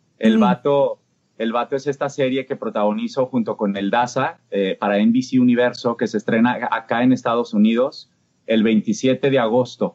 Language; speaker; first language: Spanish; native; Spanish